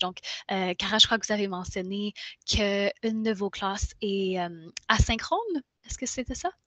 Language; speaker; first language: French; native; French